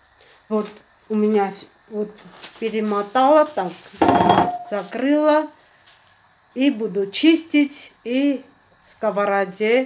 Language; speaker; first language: Russian; non-native, fluent; Armenian